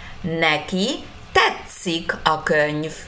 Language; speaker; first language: Hungarian; non-native, fluent; Spanish